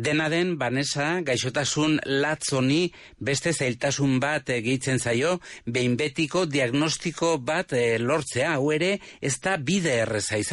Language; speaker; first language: Basque; native; Basque